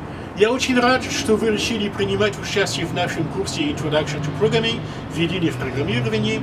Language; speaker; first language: Russian; non-native, fluent; French